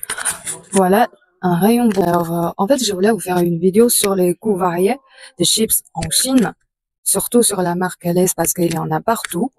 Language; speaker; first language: French; non-native, fluent; Chinese